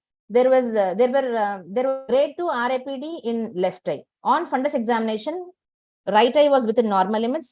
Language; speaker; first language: English; non-native, local second language; Tamil